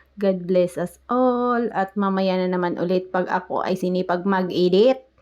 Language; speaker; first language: Filipino; non-native, local second language; Waray